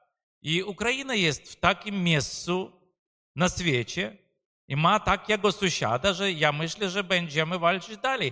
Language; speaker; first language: Polish; non-native, fluent; Ukrainian